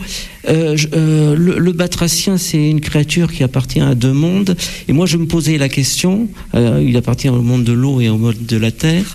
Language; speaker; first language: French; native; French